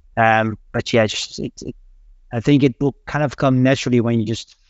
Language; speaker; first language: English; non-native, fluent; Dutch